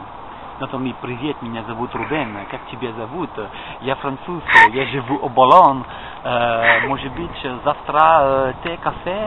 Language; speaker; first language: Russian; non-native, learner; French